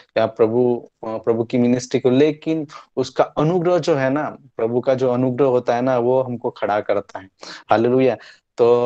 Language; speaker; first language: Hindi; non-native, local second language; Marathi